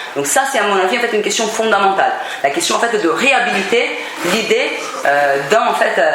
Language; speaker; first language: French; non-native, fluent; Portuguese